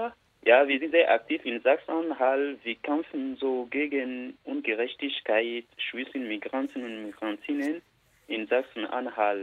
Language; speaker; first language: German; non-native, learner; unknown